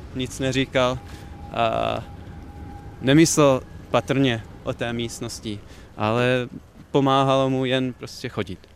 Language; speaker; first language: Czech; non-native, fluent; English